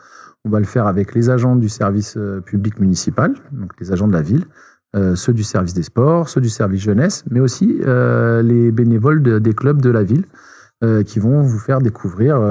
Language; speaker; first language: French; native; French